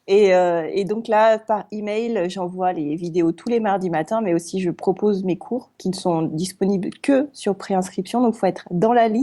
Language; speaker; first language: French; native; French